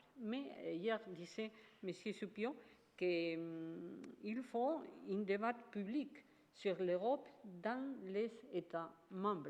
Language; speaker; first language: French; non-native, fluent; Spanish